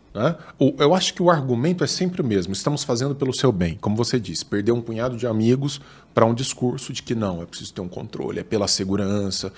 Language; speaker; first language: Portuguese; native; Portuguese